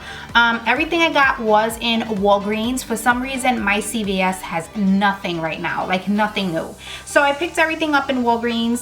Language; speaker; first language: English; native; English